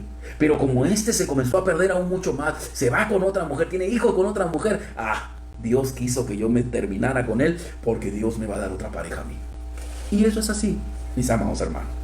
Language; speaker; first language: Spanish; native; Spanish